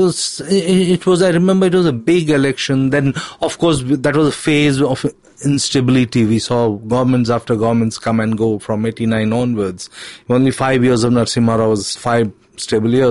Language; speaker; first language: English; non-native, local second language; Hindi